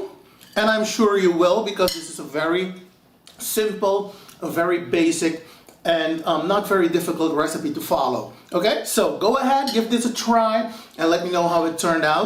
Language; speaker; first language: English; non-native, fluent; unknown